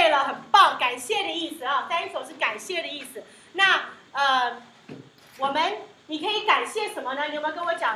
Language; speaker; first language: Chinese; early bilingual, heritage; Chinese